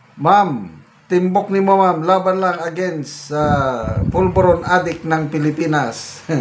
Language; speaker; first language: Filipino; native; Filipino